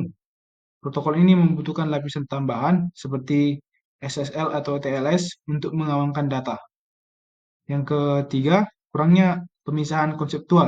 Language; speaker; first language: Indonesian; native; Indonesian